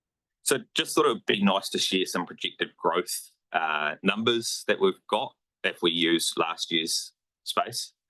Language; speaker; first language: English; native; English